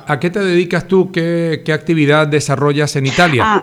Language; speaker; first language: Spanish; native; Spanish